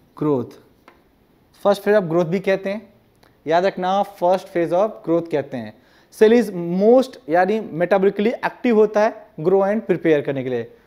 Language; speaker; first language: Hindi; non-native, local second language; Gujarati